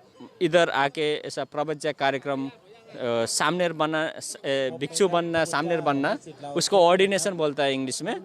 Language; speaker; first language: Hindi; non-native, learner; Nepali